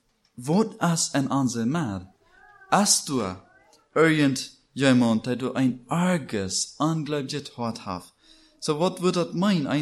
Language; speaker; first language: German; non-native, learner; Plautdietsch